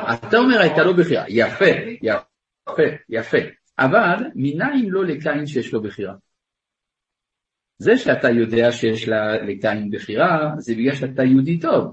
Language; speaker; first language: Hebrew; non-native, fluent; French